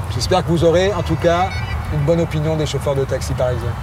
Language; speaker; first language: French; native; French